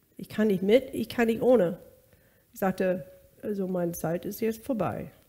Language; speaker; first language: German; non-native, fluent; English